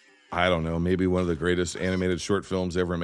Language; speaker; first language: English; native; English